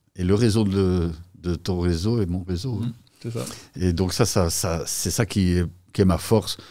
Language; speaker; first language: French; native; French